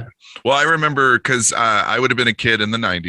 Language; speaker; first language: English; native; English